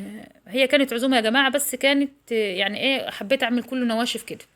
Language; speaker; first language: Arabic; native; Arabic